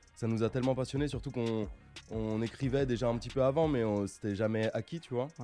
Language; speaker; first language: French; native; French